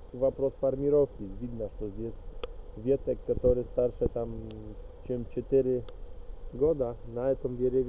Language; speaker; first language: Russian; non-native, fluent; Polish